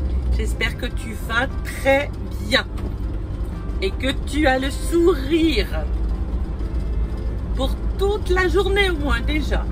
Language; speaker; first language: French; native; French